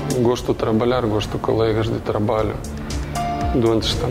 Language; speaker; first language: Portuguese; non-native, learner; Ukrainian